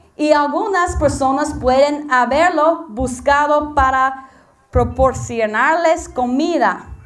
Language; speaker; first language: Spanish; non-native, learner; English